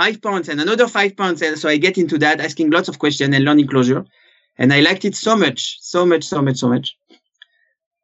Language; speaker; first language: English; non-native, fluent; French